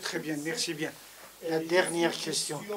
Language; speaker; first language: French; non-native, fluent; Persian